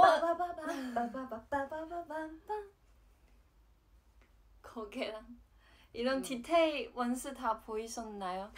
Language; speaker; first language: Korean; non-native, fluent; Chinese